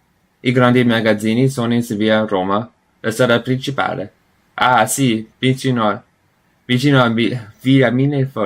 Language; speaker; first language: Italian; non-native, learner; English